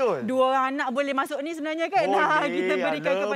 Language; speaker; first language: Malay; native; Malay